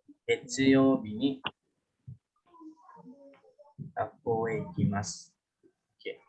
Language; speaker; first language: Japanese; non-native, fluent; Indonesian